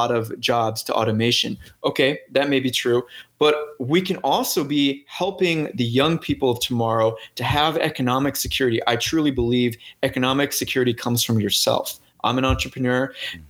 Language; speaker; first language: English; native; English